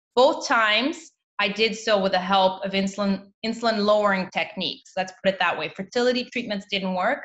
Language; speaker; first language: English; native; English